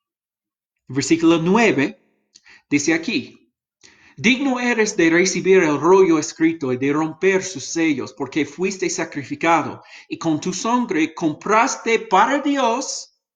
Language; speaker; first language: Spanish; non-native, fluent; English